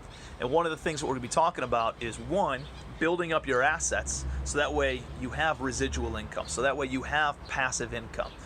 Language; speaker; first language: English; native; English